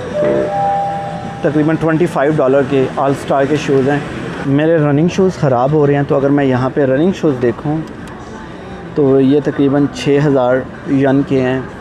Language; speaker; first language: Urdu; native; Urdu